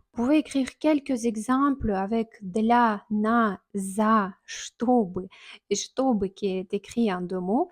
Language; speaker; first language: French; non-native, fluent; Russian